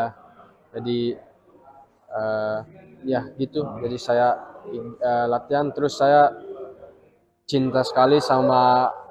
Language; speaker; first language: Indonesian; early bilingual, heritage; English